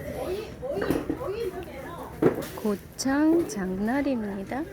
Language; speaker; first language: Korean; native; Korean